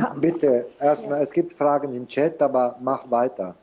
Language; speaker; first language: German; non-native, fluent; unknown